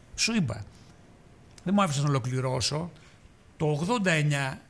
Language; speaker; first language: Greek; native; Greek